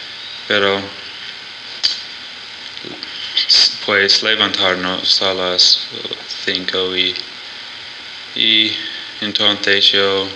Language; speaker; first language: Spanish; non-native, learner; English